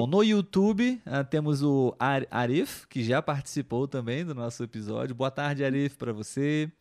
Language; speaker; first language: Portuguese; non-native, learner; Spanish